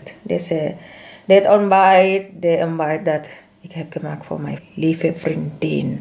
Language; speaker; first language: English; non-native, learner; Indonesian